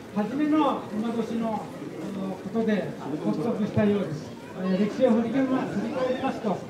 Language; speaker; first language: Japanese; native; Japanese